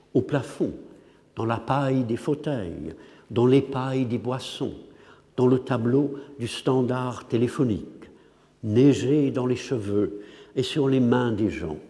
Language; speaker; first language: French; non-native, fluent; English